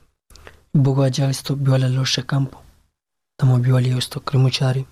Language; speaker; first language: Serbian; non-native, learner; Pashto